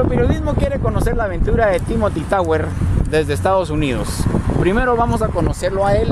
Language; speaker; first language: Spanish; native; Spanish